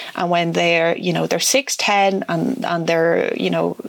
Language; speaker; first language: English; native; English